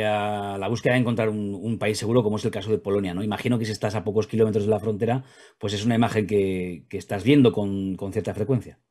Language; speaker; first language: Spanish; native; Spanish